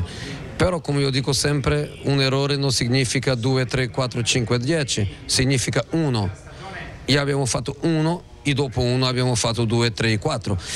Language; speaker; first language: Italian; non-native, fluent; Portuguese